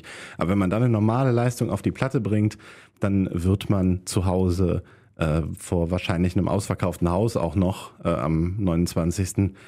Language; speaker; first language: German; native; German